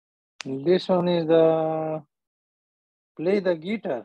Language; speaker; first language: English; non-native, learner; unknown